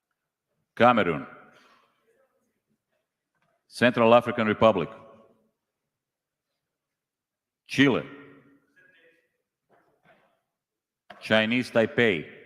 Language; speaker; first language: English; non-native, fluent; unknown